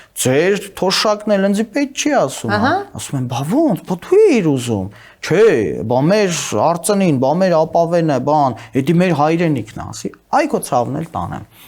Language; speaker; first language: Armenian; native; Armenian